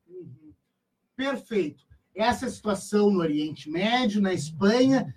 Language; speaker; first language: Portuguese; native; Portuguese